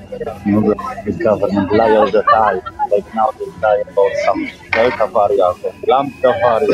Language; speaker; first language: English; non-native, learner; Polish